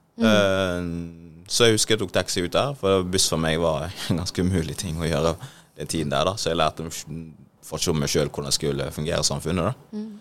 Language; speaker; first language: Norwegian; early bilingual, other home language; Swahili